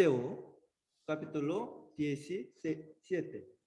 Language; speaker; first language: Spanish; non-native, learner; Korean